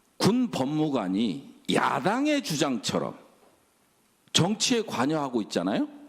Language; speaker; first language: Korean; native; Korean